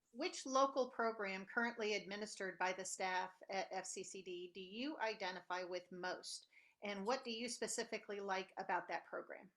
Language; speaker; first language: English; native; English